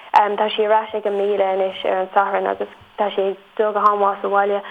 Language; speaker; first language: Irish; non-native, local second language; English